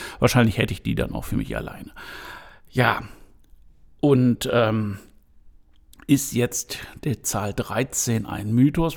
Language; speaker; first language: German; native; German